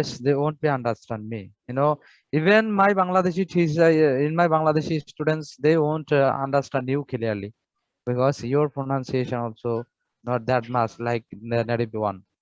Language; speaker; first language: English; non-native, fluent; Bangla